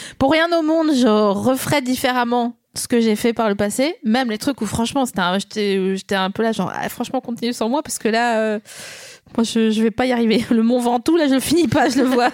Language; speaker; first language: French; native; French